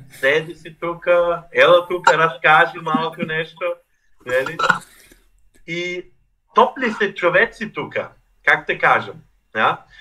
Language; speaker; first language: Macedonian; non-native, fluent; German